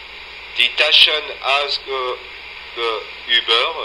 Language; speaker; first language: German; non-native, learner; French